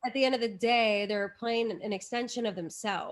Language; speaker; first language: English; native; English